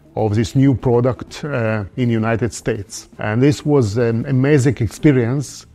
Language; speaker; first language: English; non-native, fluent; Russian